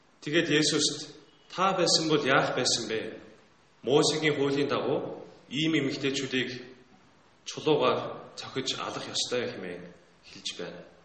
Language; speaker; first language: Mongolian; native; Mongolian